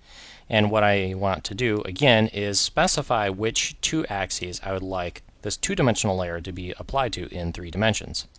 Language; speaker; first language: English; native; English